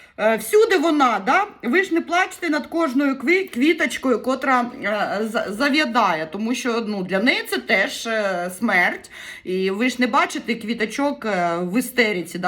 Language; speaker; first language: Ukrainian; native; Ukrainian